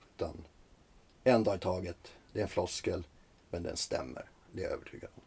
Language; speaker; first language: Swedish; early bilingual, other home language; Finnish